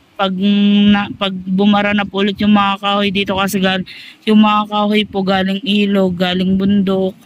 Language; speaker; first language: Filipino; native; Filipino